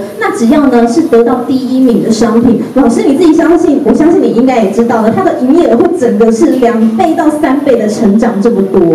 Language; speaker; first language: Chinese; native; Chinese